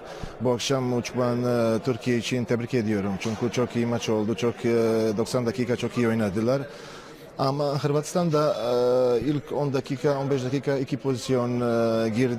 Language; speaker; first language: Turkish; non-native, fluent; Croatian